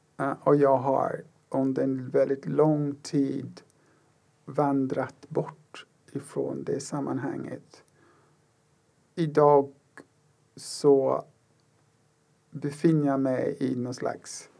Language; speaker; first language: Swedish; non-native, fluent; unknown